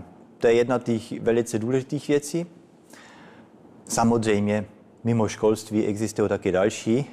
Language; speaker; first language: Czech; early bilingual, heritage; Czech